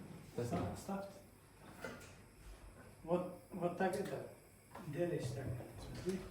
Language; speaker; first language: Russian; non-native, learner; Somali